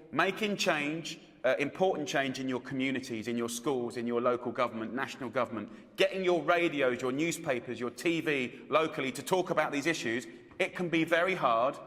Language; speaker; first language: English; native; English